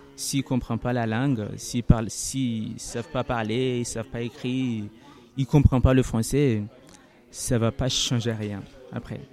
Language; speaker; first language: French; non-native, learner; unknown